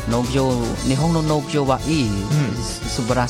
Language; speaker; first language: Japanese; non-native, learner; Khmer